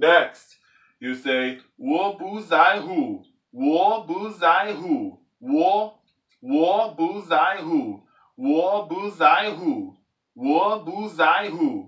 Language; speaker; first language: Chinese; non-native, learner; English